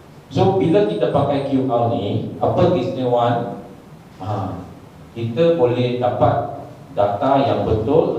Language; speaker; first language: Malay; non-native, local second language; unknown